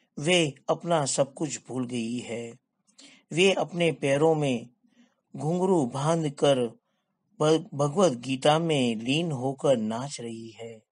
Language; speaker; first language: Hindi; non-native, local second language; Gujarati